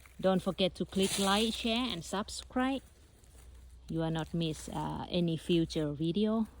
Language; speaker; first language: English; non-native, learner; Thai